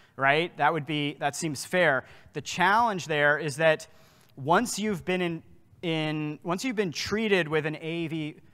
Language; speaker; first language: English; native; English